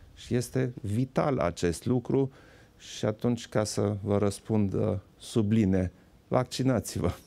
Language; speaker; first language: Romanian; non-native, local second language; German